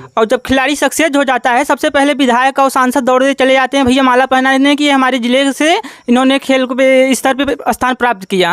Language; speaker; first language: Hindi; native; Hindi